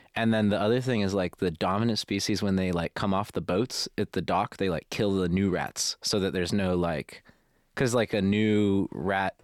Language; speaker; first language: English; native; English